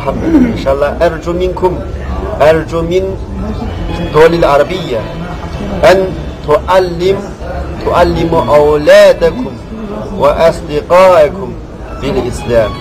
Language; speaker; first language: Arabic; non-native, learner; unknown